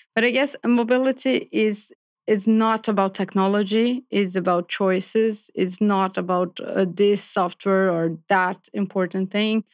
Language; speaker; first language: English; non-native, fluent; Portuguese